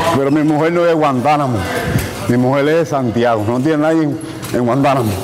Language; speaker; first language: Spanish; native; Spanish